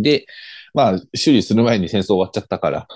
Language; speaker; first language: Japanese; native; Japanese